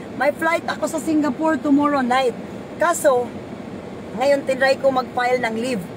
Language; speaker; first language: Filipino; non-native, local second language; Cebuano